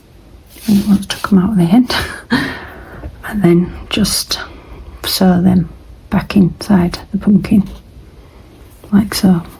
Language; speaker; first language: English; native; English